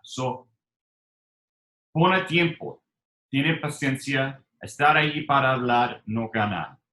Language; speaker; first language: Spanish; non-native, learner; English